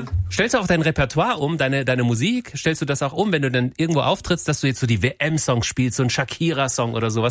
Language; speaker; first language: German; native; German